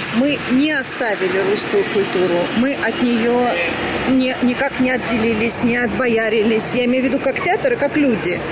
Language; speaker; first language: Russian; native; Russian